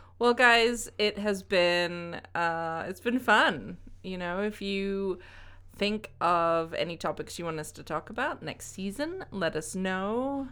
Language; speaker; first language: English; native; English